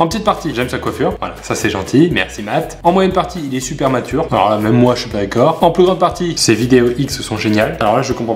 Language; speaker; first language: French; native; French